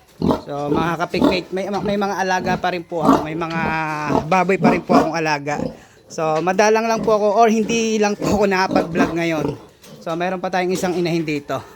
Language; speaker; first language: Filipino; non-native, local second language; Cebuano